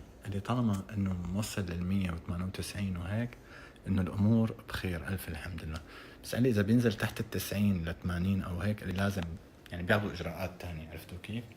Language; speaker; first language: Arabic; native; Arabic